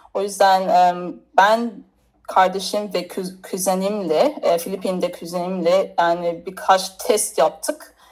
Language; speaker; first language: Turkish; early bilingual, other home language; English